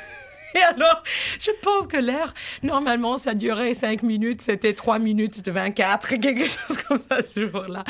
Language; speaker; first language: French; non-native, fluent; English